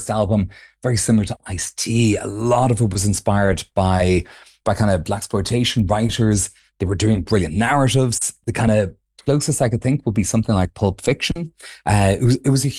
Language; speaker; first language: English; native; English